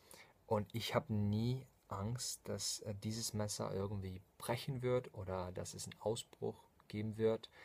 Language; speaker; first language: German; non-native, fluent; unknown